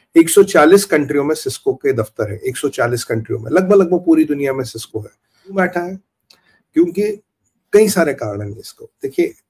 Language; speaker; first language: Hindi; native; Hindi